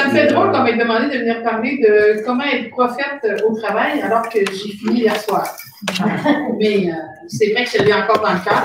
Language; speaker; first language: French; native; French